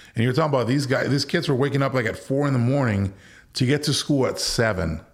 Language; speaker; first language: English; early bilingual, other home language; Spanish